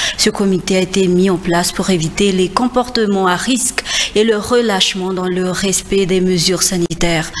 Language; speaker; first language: French; non-native, local second language; Malagasy